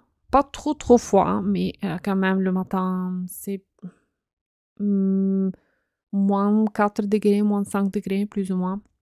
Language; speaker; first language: French; non-native, fluent; Italian